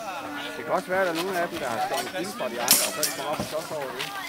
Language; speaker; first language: Danish; native; Danish